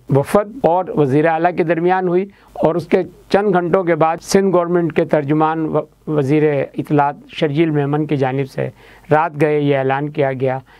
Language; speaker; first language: Urdu; native; Urdu